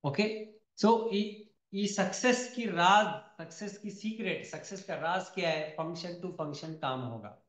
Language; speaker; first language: Hindi; non-native, local second language; Telugu